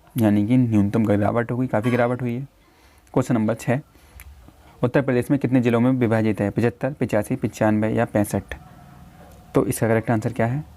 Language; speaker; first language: Hindi; native; Hindi